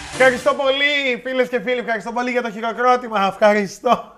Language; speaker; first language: Greek; native; Greek